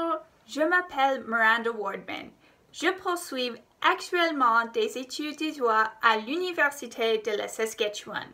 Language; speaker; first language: French; non-native, local second language; English